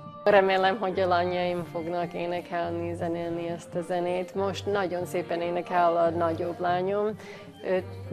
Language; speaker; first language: Hungarian; non-native, fluent; English